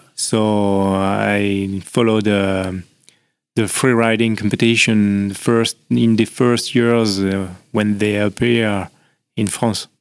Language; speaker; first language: English; non-native, learner; French